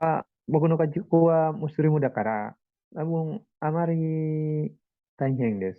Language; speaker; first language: Japanese; non-native, learner; Indonesian